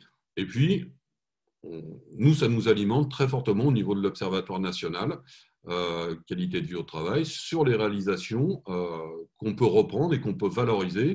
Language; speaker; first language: French; native; French